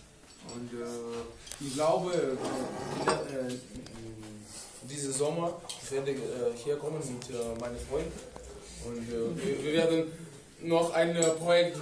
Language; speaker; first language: German; non-native, learner; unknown